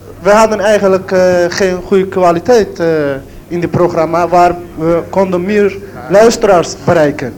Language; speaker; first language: Dutch; non-native, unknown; Turkish